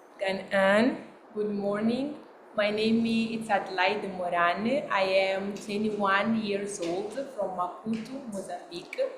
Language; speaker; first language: English; non-native, learner; Portuguese